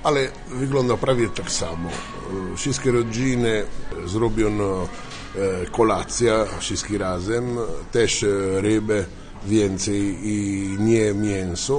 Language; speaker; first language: Polish; non-native, learner; Italian